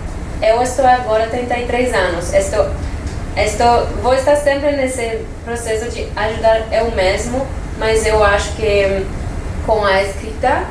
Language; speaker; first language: Portuguese; non-native, fluent; French